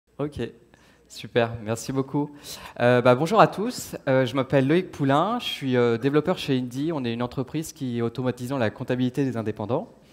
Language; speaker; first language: French; native; French